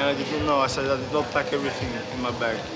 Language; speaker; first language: English; native; English